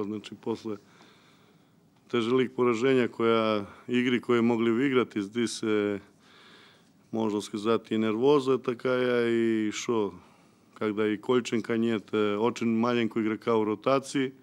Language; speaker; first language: Russian; non-native, local second language; Ukrainian